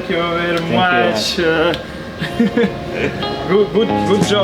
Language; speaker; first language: English; non-native, learner; Russian